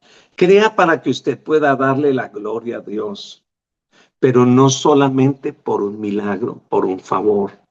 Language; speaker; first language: Spanish; native; Spanish